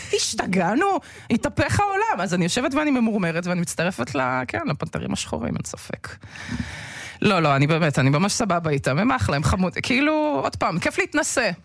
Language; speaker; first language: Hebrew; early bilingual, other home language; Russian